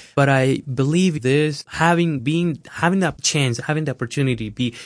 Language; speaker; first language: English; non-native, fluent; Spanish